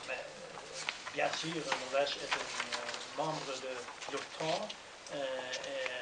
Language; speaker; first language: French; non-native, learner; Norwegian